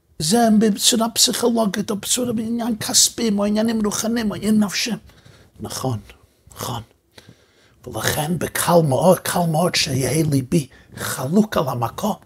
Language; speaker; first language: Hebrew; non-native, fluent; English